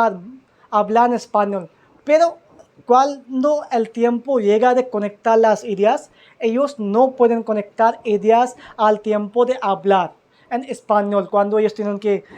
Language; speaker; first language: Spanish; non-native, learner; Hindi